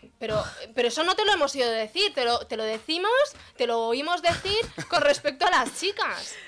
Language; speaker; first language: Spanish; early bilingual, other home language; Arabic